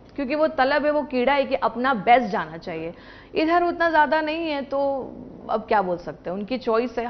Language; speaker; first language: Hindi; native; Hindi